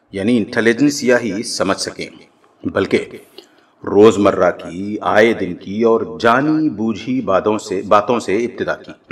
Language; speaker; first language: Urdu; native; Urdu